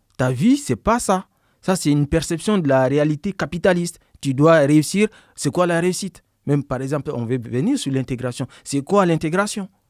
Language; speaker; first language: French; non-native, local second language; Bambara